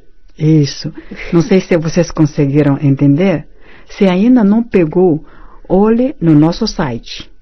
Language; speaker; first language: Portuguese; non-native, fluent; Chinese